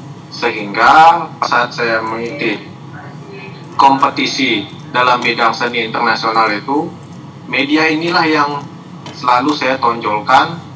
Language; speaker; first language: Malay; non-native, local second language; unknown